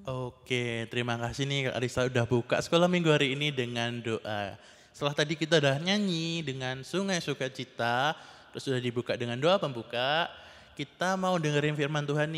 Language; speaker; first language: Indonesian; native; Indonesian